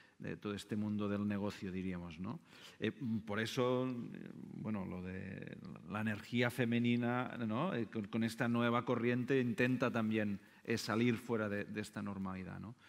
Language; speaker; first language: Spanish; non-native, local second language; Catalan